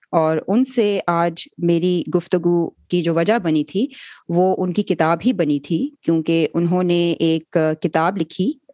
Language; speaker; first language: Urdu; native; Urdu